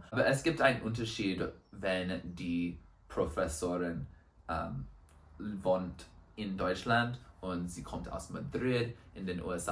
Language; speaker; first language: German; non-native, learner; English